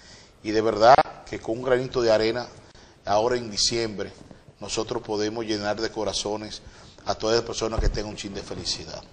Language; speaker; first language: Spanish; native; Spanish